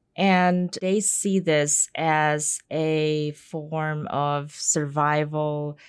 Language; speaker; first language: English; non-native, fluent; Indonesian